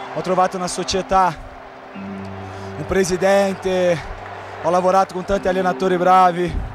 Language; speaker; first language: Italian; non-native, fluent; Portuguese